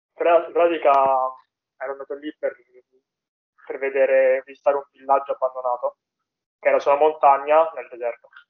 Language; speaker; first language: Italian; native; Italian